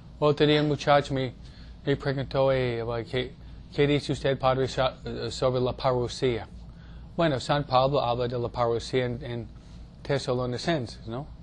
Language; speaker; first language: Spanish; non-native, fluent; English